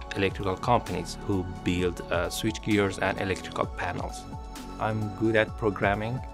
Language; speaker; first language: English; non-native, fluent; Persian